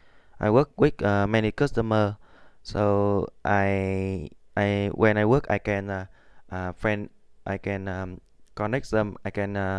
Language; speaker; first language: English; non-native, learner; Vietnamese